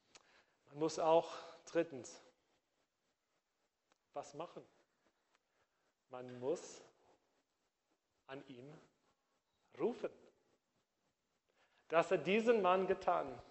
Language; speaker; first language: German; non-native, fluent; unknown